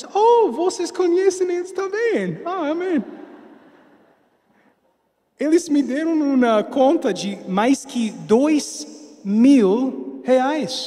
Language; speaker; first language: Portuguese; non-native, learner; English